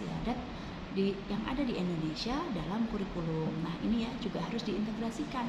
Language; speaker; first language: Indonesian; native; Indonesian